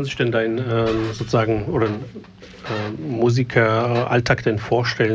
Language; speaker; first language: German; native; German